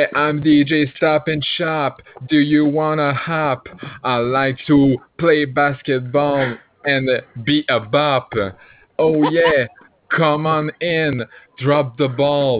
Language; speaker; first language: English; non-native, fluent; French